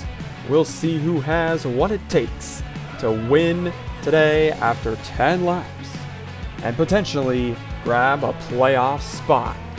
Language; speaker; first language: English; native; English